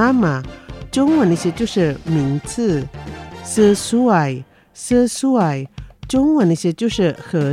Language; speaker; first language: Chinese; early bilingual, heritage; Chinese